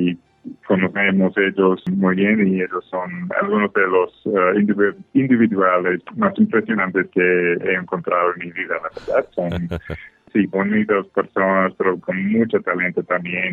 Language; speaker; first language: Spanish; non-native, fluent; English